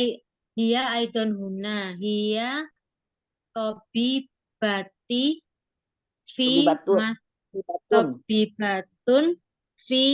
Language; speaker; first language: Arabic; non-native, learner; Indonesian